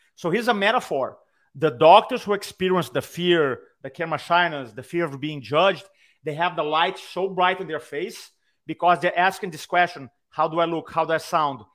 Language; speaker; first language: English; non-native, fluent; Portuguese